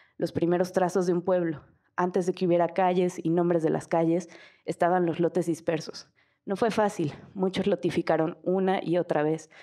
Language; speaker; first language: Spanish; native; Spanish